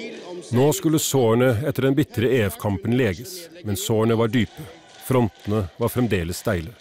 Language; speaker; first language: Norwegian; native; Norwegian